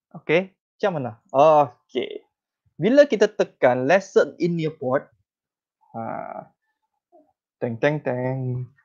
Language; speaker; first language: Malay; non-native, local second language; Chinese